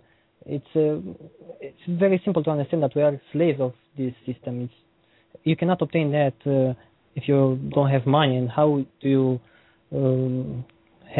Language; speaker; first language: English; non-native, learner; Romanian